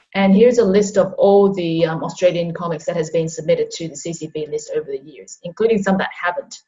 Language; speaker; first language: English; non-native, local second language; Cantonese